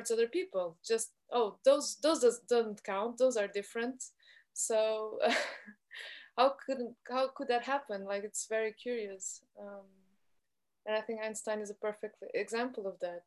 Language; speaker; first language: English; non-native, fluent; Portuguese